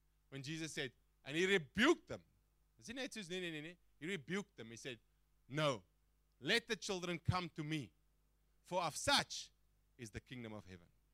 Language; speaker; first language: English; non-native, local second language; Afrikaans